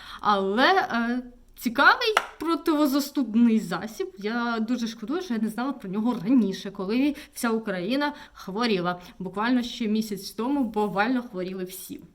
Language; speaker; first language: Ukrainian; non-native, local second language; Russian